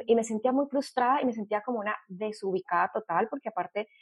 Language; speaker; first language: Spanish; native; Spanish